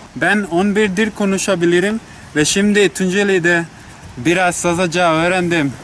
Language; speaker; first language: Turkish; non-native, learner; Spanish